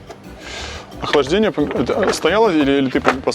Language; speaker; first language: Russian; native; Russian